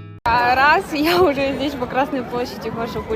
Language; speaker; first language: Russian; native; Russian